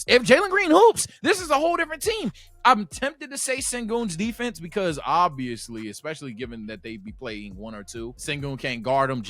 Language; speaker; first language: English; native; English